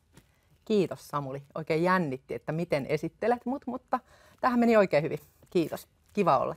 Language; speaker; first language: Finnish; native; Finnish